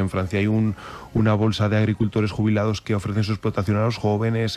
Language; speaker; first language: Spanish; native; Spanish